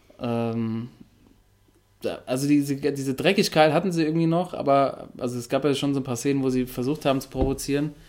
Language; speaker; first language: German; native; German